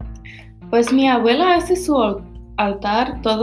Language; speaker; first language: Spanish; early bilingual, heritage; Spanish